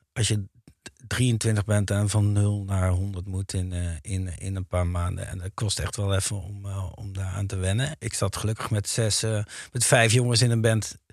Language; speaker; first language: Dutch; native; Dutch